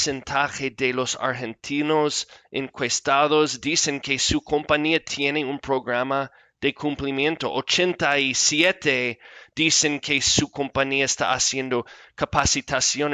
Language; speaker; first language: Spanish; non-native, fluent; English